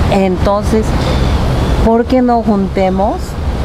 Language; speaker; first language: Spanish; non-native, fluent; Japanese